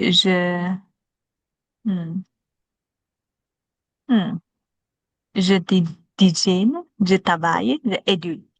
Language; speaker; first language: French; non-native, learner; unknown